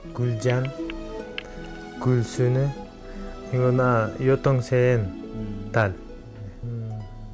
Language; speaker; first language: Korean; non-native, learner; Kyrgyz